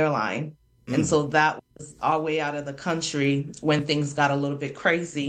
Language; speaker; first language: English; non-native, local second language; Krio